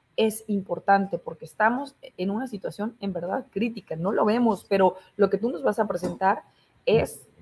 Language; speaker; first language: Spanish; native; Spanish